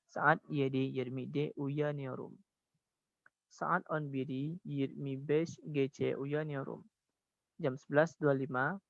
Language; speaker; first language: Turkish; non-native, learner; Indonesian